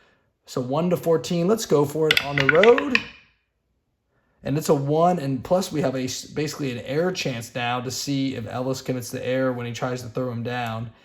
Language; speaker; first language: English; native; English